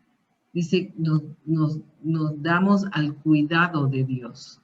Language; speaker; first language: Spanish; early bilingual, heritage; Spanish